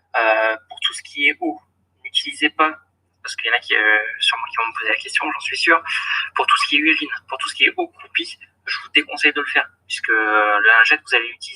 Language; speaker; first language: French; native; French